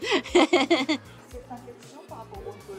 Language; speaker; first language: French; non-native, fluent; Japanese